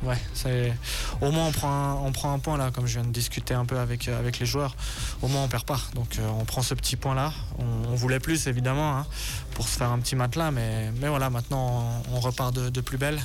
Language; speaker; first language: French; native; French